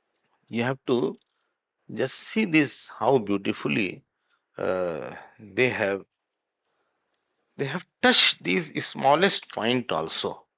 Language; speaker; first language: English; non-native, local second language; Hindi